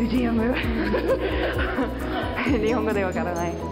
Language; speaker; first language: Japanese; non-native, learner; English